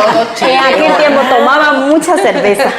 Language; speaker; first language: Spanish; non-native, fluent; Chinese